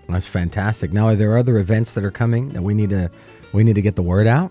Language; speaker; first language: English; early bilingual, other home language; Spanish